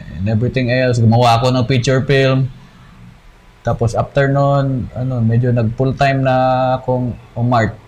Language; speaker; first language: Filipino; non-native, local second language; Cebuano